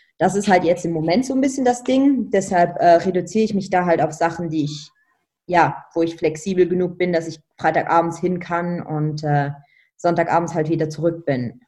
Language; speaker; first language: German; non-native, local second language; Luxembourgish